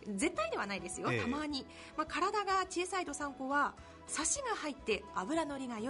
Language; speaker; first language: Japanese; native; Japanese